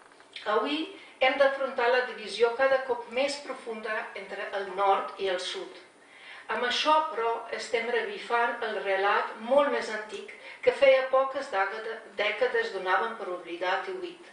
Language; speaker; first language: Catalan; non-native, fluent; Slovenian